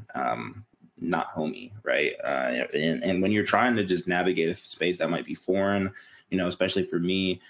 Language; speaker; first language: English; native; English